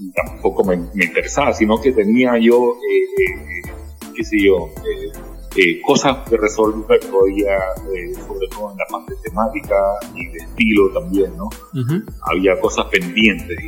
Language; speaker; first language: Spanish; native; Spanish